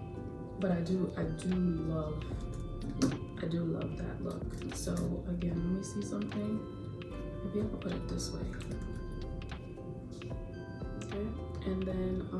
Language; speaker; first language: English; native; English